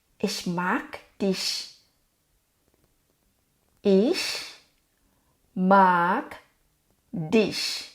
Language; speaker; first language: German; non-native, fluent; Thai